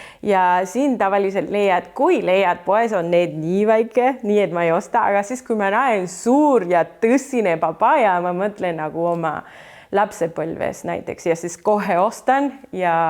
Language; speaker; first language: Estonian; non-native, fluent; Spanish